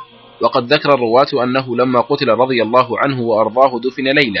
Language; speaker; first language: Arabic; native; Arabic